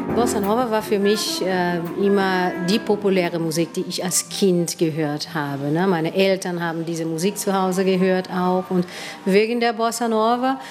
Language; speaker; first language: German; non-native, fluent; Portuguese